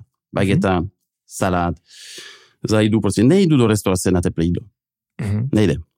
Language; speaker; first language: Czech; non-native, fluent; French